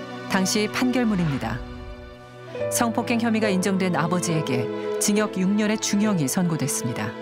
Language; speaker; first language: Korean; native; Korean